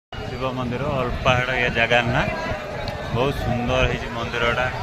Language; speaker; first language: Hindi; non-native, local second language; Odia